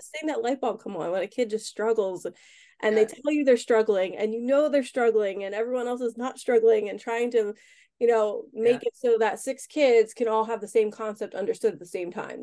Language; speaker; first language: English; native; English